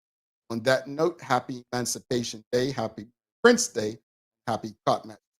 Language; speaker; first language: English; native; English